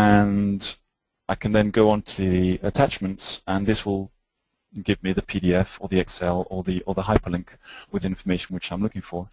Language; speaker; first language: English; native; English